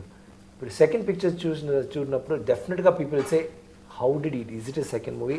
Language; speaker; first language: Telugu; non-native, local second language; Tamil